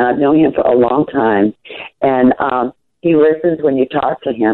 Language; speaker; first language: English; native; English